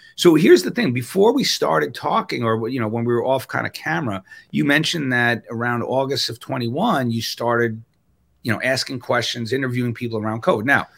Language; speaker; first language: English; native; English